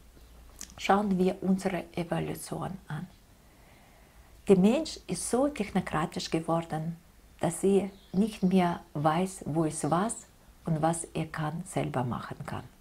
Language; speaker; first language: German; non-native, fluent; Russian